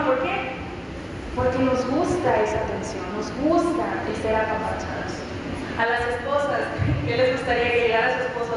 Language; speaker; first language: Spanish; native; Spanish